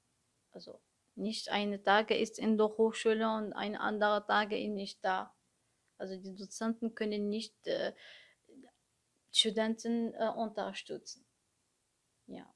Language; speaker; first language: German; non-native, learner; Arabic